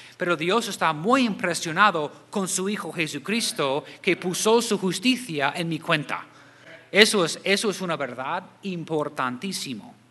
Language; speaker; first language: Spanish; non-native, fluent; English